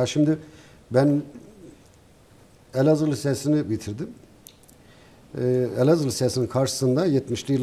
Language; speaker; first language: Turkish; native; Turkish